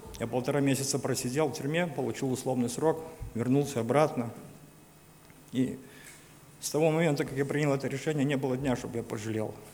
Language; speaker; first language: Russian; native; Russian